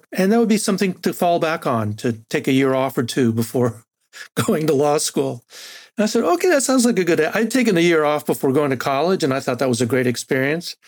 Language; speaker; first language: English; non-native, fluent; Spanish